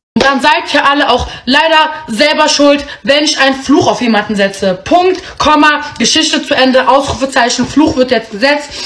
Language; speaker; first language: German; early bilingual, other home language; Arabic